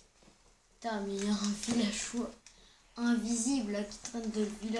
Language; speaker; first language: French; native; French